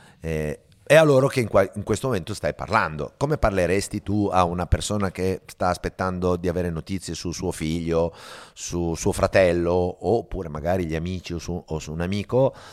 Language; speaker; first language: Italian; native; Italian